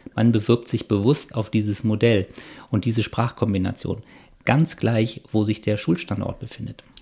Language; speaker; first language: German; native; German